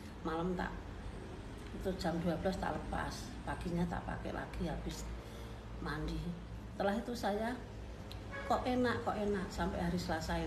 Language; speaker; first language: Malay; non-native, local second language; Javanese